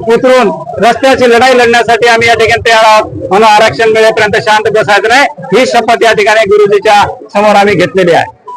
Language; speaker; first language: Marathi; non-native, local second language; Lambadi